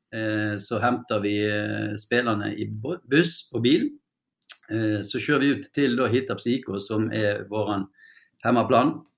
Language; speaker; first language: Swedish; non-native, fluent; Norwegian